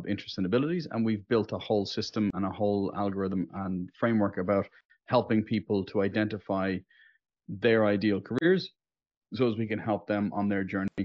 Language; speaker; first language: English; native; English